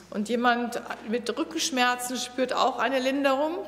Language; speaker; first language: German; native; German